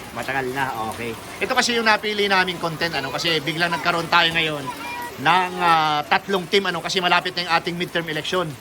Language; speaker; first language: Filipino; non-native, local second language; Bikol